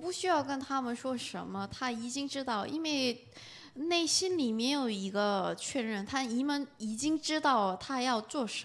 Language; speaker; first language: Chinese; non-native, fluent; Korean